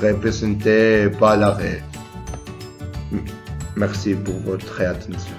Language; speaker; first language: French; non-native, learner; Spanish